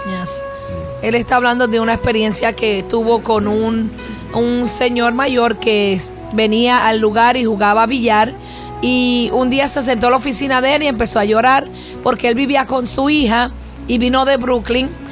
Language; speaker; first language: Spanish; native; Spanish